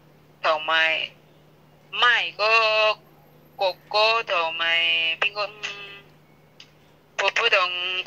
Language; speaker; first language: Cantonese; non-native, learner; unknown